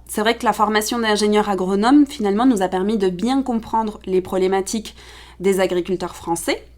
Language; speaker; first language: French; early bilingual, other home language; Spanish